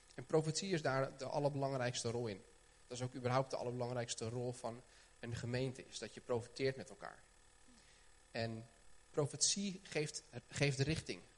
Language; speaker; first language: Dutch; native; Dutch